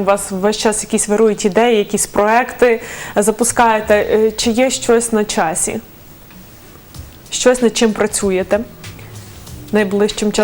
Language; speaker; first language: Ukrainian; native; Ukrainian